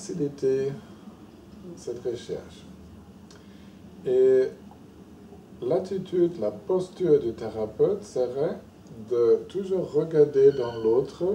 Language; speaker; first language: French; non-native, fluent; German